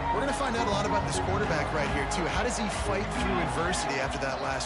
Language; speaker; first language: English; native; English